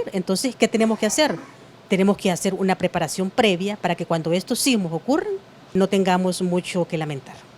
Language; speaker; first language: Spanish; native; Spanish